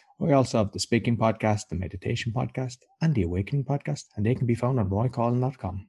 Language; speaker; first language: English; native; English